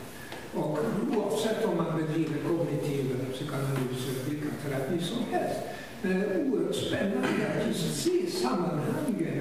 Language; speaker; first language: Swedish; non-native, fluent; German